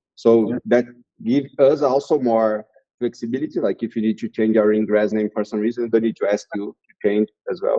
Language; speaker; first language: English; non-native, fluent; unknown